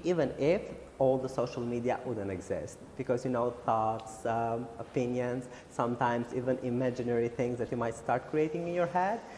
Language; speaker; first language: English; non-native, fluent; Albanian